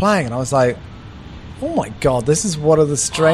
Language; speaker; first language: English; native; English